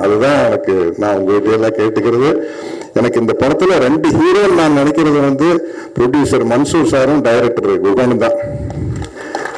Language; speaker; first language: Tamil; native; Tamil